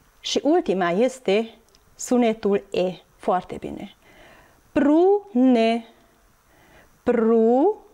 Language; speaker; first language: Romanian; non-native, local second language; Hungarian